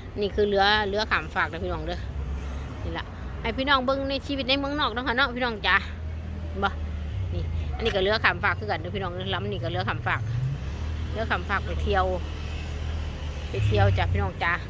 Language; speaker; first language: Thai; non-native, local second language; Lao